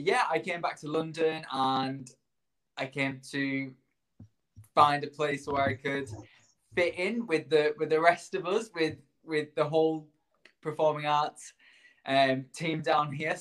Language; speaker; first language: English; native; English